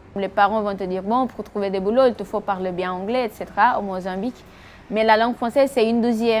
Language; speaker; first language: French; non-native, fluent; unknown